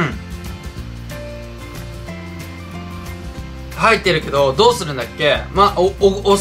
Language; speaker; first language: Japanese; native; Japanese